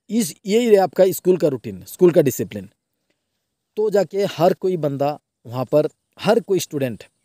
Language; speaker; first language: Hindi; non-native, local second language; Bangla